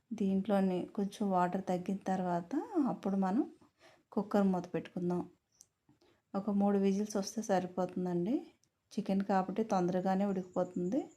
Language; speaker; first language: Telugu; native; Telugu